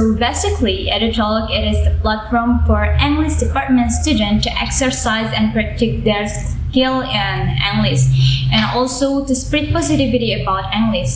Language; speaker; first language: English; non-native, learner; Indonesian